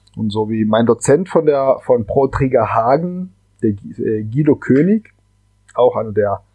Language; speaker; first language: German; non-native, fluent; Spanish